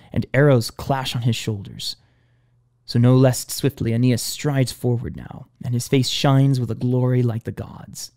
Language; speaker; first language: English; native; English